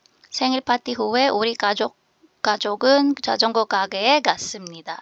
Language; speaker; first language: Korean; non-native, fluent; Filipino